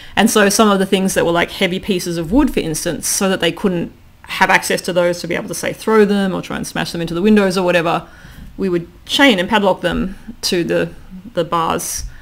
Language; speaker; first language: English; native; English